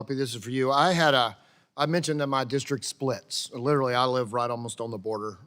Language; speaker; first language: English; native; English